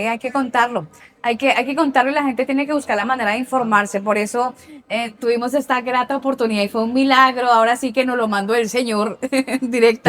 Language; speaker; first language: Spanish; native; Spanish